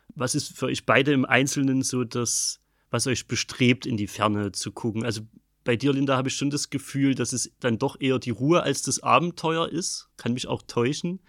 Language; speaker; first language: German; native; German